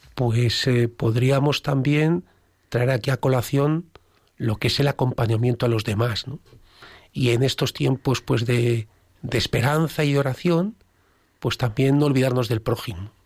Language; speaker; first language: Spanish; native; Spanish